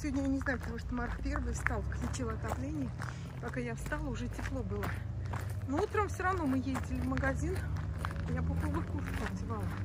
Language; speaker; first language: Russian; native; Russian